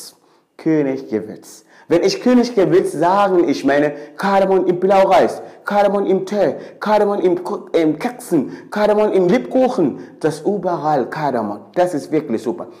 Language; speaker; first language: German; non-native, fluent; Swahili